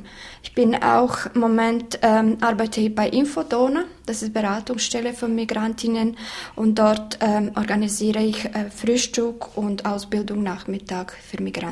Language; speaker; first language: German; non-native, fluent; Bosnian